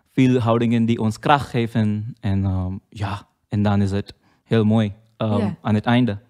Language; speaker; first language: Dutch; non-native, learner; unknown